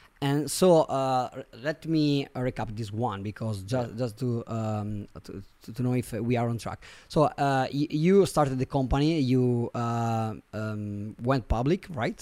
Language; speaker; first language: English; non-native, fluent; Italian